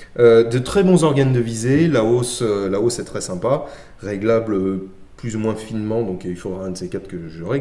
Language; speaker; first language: French; native; French